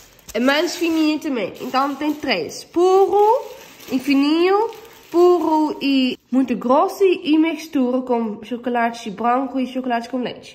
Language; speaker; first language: Portuguese; non-native, learner; Dutch